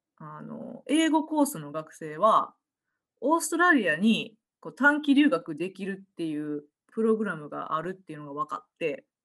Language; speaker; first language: Japanese; native; Japanese